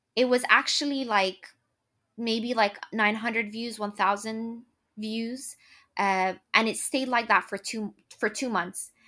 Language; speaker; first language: English; non-native, fluent; Arabic